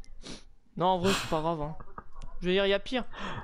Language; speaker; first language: French; native; French